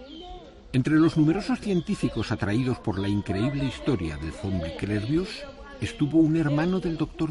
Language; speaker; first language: Spanish; native; Spanish